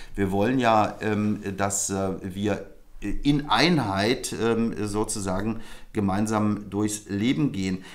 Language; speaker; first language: German; native; German